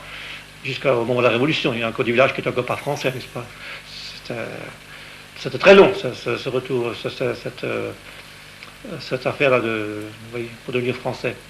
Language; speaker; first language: French; native; French